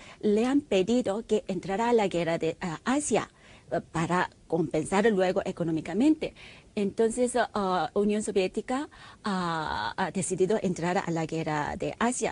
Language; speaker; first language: Spanish; non-native, fluent; Korean